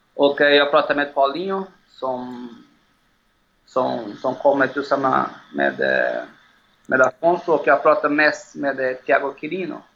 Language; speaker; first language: Swedish; non-native, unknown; Portuguese